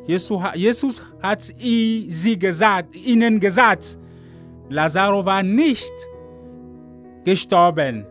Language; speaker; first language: German; non-native, learner; Ewe